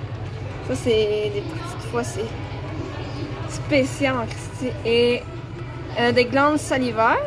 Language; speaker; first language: French; native; French